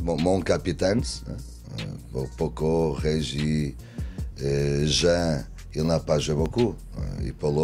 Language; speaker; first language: French; non-native, learner; Portuguese